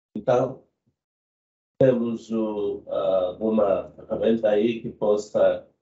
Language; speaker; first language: Portuguese; native; Portuguese